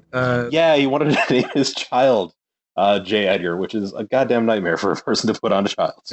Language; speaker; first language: English; native; English